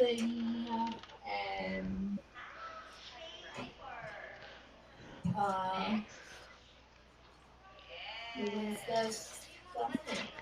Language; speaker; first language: English; non-native, learner; Vietnamese